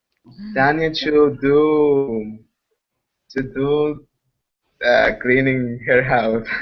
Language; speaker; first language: English; non-native, learner; Spanish